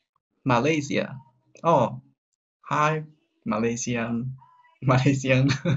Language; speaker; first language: Chinese; non-native, learner; Japanese